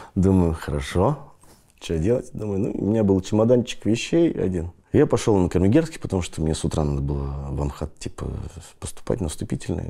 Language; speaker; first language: Russian; native; Russian